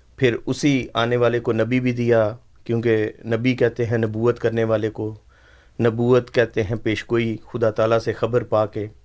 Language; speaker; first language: Urdu; native; Urdu